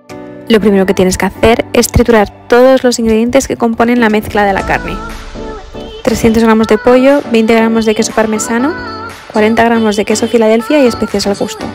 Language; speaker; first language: Spanish; native; Spanish